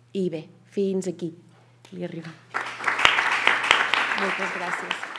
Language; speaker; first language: Catalan; native; Catalan